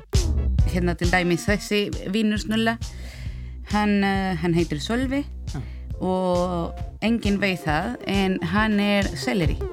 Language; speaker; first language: Icelandic; non-native, learner; Spanish